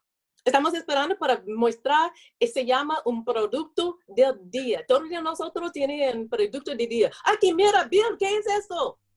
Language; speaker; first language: Spanish; non-native, learner; English